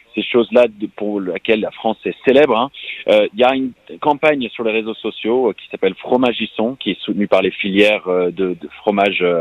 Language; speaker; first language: French; non-native, fluent; English